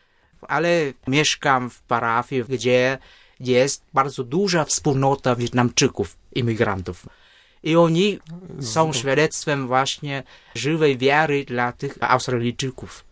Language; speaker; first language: Polish; non-native, fluent; Vietnamese